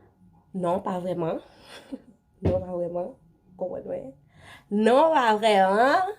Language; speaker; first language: French; non-native, learner; Haitian Creole